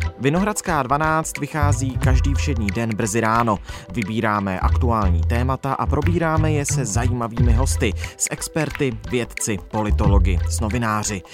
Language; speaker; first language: Czech; native; Czech